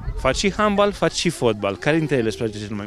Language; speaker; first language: Romanian; native; Romanian